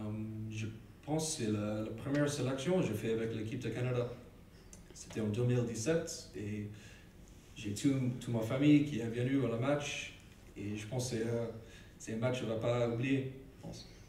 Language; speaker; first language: French; non-native, learner; English